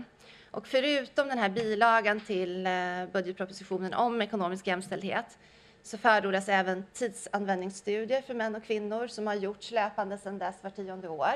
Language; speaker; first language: Swedish; native; Swedish